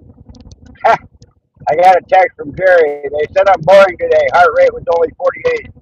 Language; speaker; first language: English; native; English